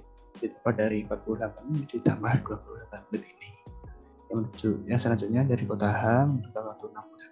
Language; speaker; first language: Indonesian; native; Indonesian